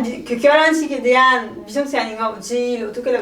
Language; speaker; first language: Korean; non-native, learner; French